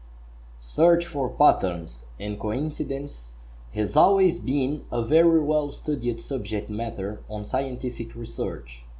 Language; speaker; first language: English; non-native, fluent; Portuguese